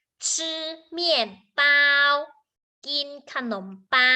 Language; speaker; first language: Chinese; non-native, fluent; Thai